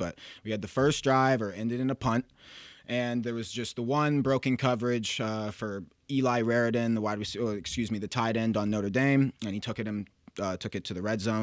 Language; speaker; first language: English; native; English